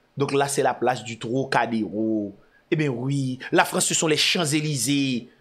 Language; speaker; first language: French; non-native, local second language; Haitian Creole